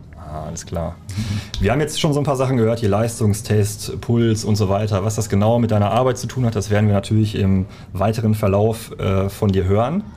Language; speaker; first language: German; native; German